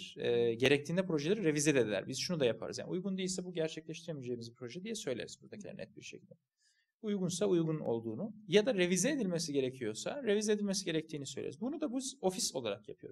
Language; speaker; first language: Turkish; native; Turkish